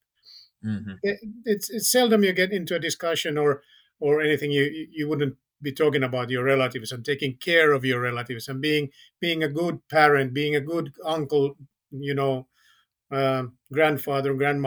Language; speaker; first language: English; non-native, fluent; Finnish